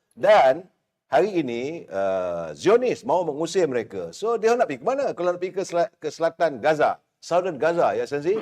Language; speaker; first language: Malay; native; Malay